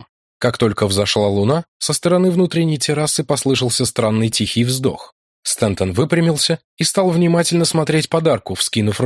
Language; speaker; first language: Russian; native; Russian